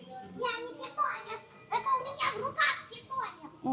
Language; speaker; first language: Russian; native; Russian